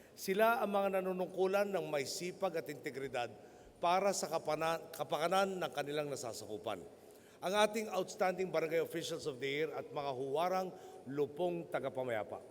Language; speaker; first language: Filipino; native; Filipino